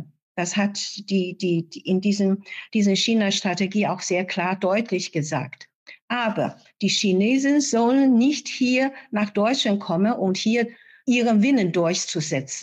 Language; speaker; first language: German; non-native, fluent; Chinese